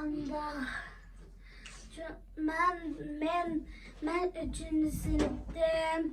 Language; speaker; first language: Turkish; early bilingual, other home language; Uyghur